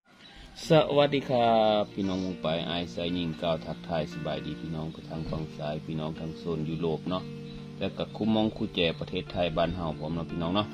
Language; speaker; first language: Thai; non-native, local second language; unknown